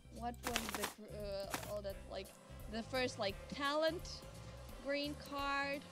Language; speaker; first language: English; non-native, fluent; Latvian